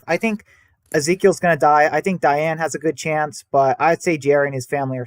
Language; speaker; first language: English; native; English